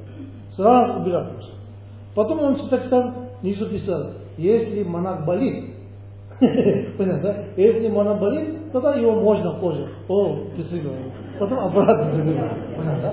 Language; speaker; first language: Russian; non-native, learner; Tibetan